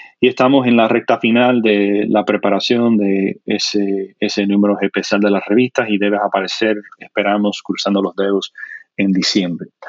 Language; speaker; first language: Spanish; non-native, fluent; English